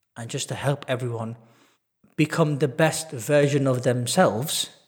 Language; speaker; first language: English; native; English